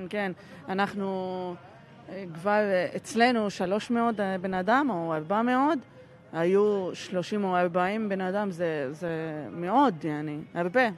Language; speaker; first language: Hebrew; non-native, local second language; Arabic